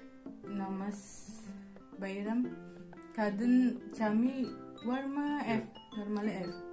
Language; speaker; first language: Turkish; non-native, learner; Indonesian